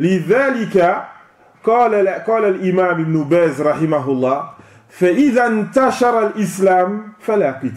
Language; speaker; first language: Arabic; non-native, fluent; French